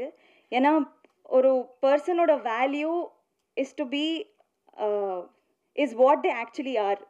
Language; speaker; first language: Tamil; non-native, learner; Telugu